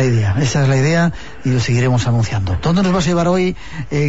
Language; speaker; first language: Spanish; native; Spanish